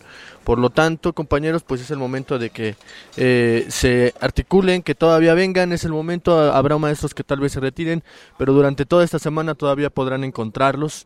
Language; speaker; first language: Spanish; native; Spanish